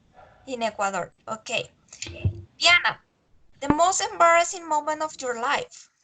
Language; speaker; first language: English; non-native, fluent; Spanish